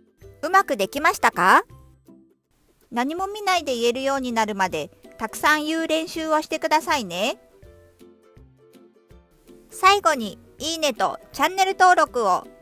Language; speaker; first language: Japanese; non-native, fluent; Korean